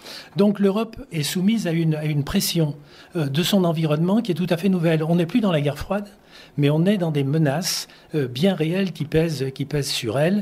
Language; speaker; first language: French; native; French